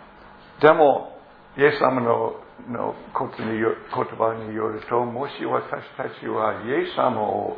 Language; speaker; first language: Japanese; non-native, fluent; English